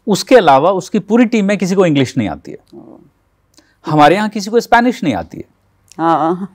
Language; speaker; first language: Hindi; native; Hindi